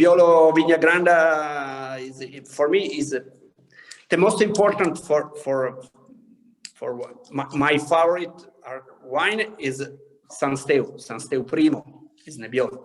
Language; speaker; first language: English; non-native, learner; Italian